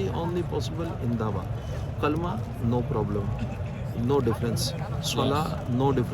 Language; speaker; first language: English; non-native, learner; Urdu